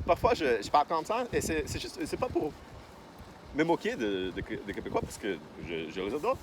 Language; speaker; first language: French; non-native, fluent; Portuguese